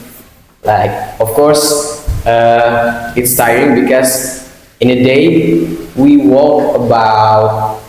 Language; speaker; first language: English; non-native, learner; Indonesian